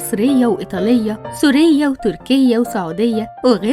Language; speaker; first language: Arabic; native; Arabic